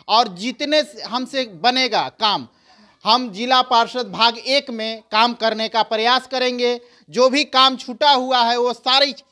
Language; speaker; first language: Hindi; native; Hindi